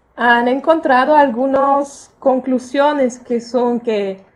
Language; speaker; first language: Spanish; non-native, fluent; German